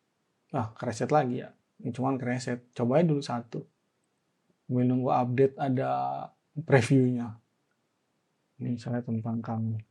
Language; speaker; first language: Indonesian; native; Indonesian